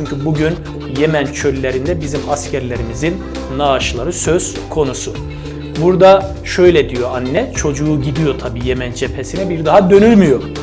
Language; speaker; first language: Turkish; native; Turkish